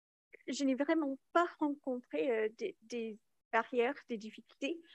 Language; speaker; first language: French; non-native, local second language; English